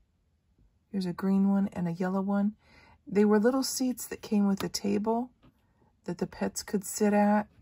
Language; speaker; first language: English; native; English